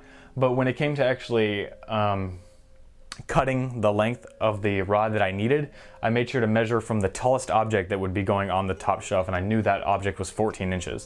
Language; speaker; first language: English; native; English